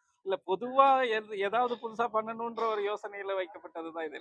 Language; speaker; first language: Tamil; native; Tamil